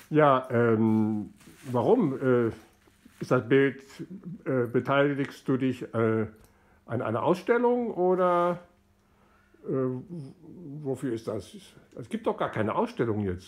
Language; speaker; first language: German; native; German